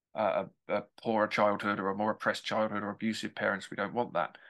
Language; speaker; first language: English; native; English